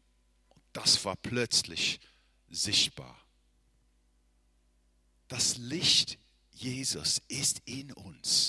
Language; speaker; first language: German; non-native, fluent; English